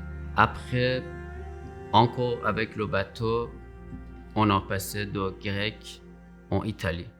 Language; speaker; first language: French; non-native, learner; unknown